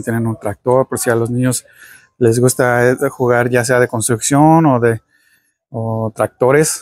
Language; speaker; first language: Spanish; early bilingual, heritage; Spanish